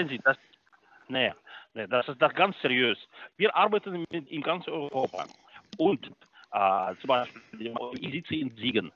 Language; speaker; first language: German; non-native, fluent; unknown